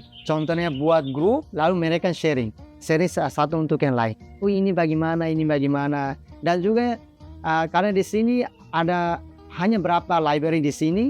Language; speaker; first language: Indonesian; non-native, fluent; Tetum